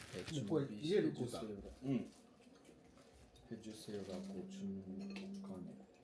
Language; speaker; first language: Korean; non-native, learner; Japanese